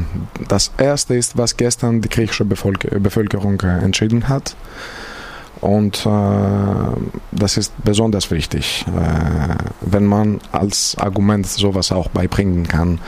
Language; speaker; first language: German; non-native, fluent; Greek